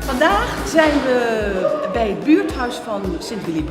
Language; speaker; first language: Dutch; native; Dutch